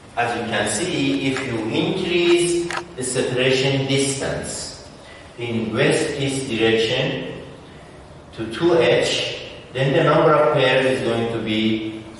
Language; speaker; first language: English; non-native, fluent; Persian